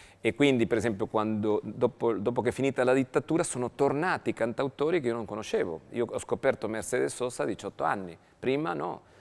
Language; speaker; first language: Italian; non-native, fluent; Spanish